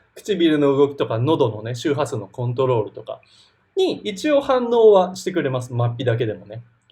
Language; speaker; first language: Japanese; native; Japanese